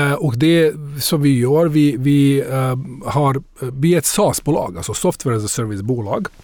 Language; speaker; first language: Swedish; non-native, fluent; Bosnian